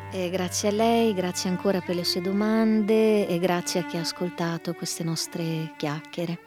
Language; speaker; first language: Italian; native; Italian